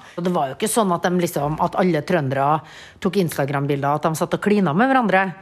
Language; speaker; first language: Norwegian; native; Norwegian